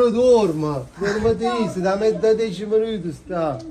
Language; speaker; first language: Italian; native; Italian